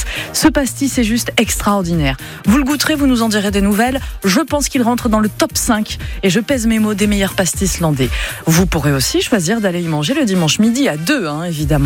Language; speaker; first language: French; native; French